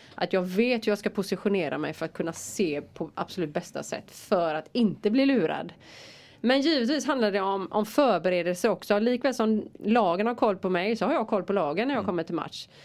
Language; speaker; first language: Swedish; native; Swedish